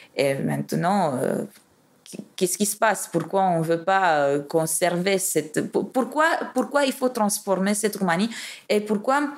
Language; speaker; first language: French; non-native, fluent; Romanian